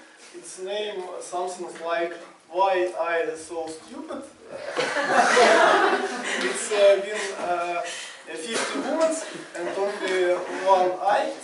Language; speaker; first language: English; non-native, learner; Russian